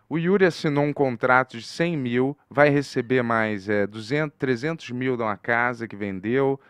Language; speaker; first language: Portuguese; native; Portuguese